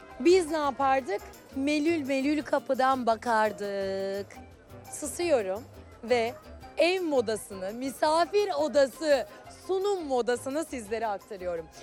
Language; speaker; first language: Turkish; native; Turkish